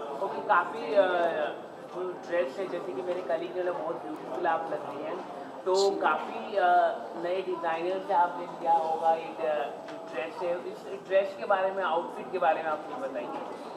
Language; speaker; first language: Hindi; native; Hindi